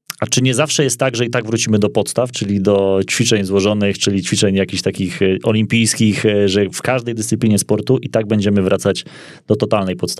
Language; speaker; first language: Polish; native; Polish